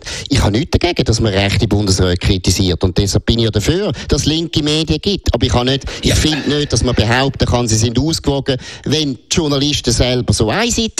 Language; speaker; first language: German; native; German